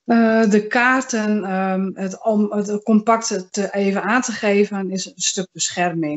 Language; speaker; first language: Dutch; native; Dutch